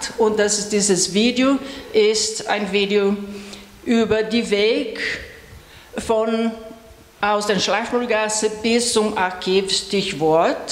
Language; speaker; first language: German; non-native, fluent; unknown